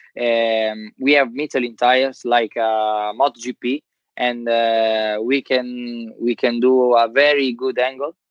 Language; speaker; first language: English; non-native, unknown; Italian